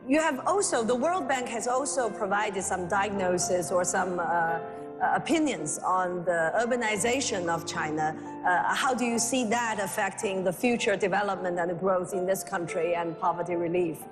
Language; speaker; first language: English; non-native, fluent; Chinese